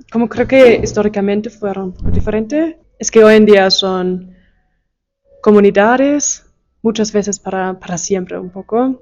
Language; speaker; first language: Spanish; non-native, fluent; German